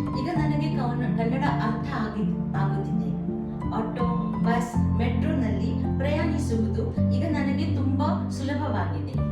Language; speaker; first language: Kannada; non-native, learner; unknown